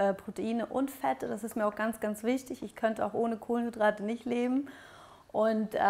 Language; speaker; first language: German; early bilingual, other home language; Russian